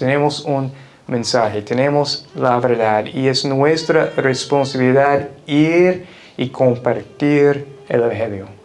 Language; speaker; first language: Spanish; non-native, fluent; English